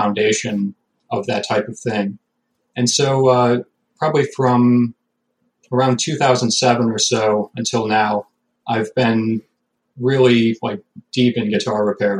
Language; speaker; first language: English; native; English